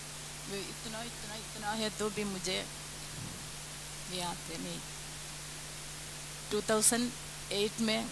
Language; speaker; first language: Hindi; non-native, local second language; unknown